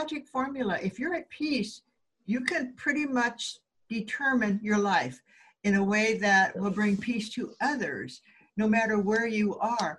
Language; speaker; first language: English; native; English